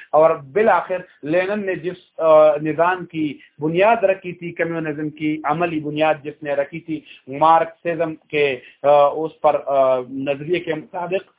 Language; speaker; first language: Urdu; non-native, local second language; Pashto